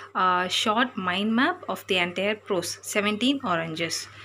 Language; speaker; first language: English; non-native, local second language; Tamil